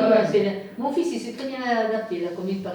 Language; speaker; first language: French; native; French